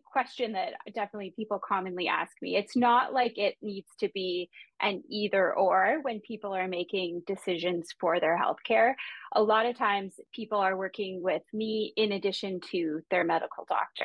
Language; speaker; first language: English; native; English